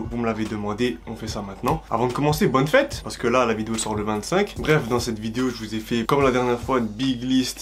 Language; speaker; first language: French; native; French